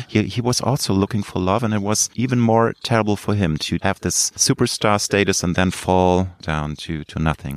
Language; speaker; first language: English; non-native, fluent; German